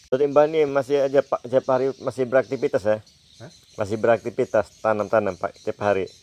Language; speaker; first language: Indonesian; native; Indonesian